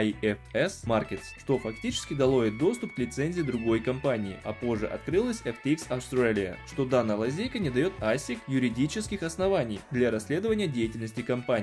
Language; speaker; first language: Russian; native; Russian